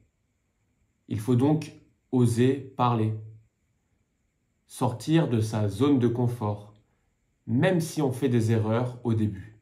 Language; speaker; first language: French; native; French